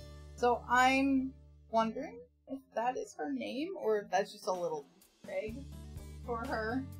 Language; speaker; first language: English; native; English